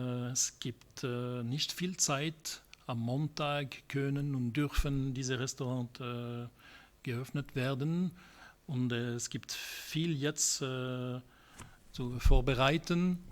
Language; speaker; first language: German; non-native, local second language; French